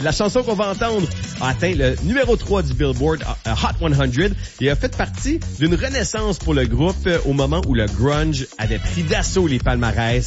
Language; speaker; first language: French; native; French